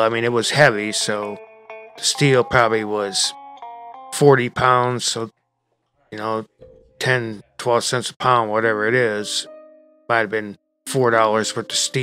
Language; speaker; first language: English; native; English